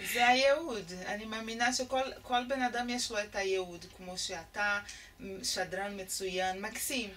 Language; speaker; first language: Hebrew; non-native, fluent; Portuguese